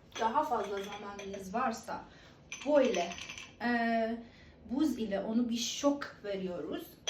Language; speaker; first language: Turkish; non-native, learner; Persian